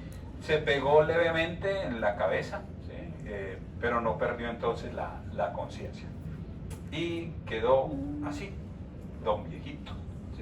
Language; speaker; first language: Spanish; native; Spanish